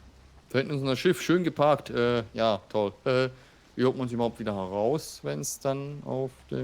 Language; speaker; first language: German; native; German